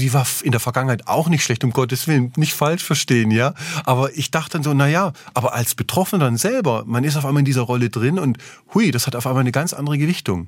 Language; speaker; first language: German; native; German